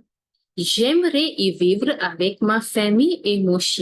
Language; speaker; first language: French; non-native, fluent; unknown